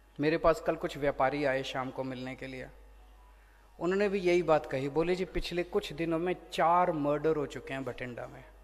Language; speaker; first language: Hindi; native; Hindi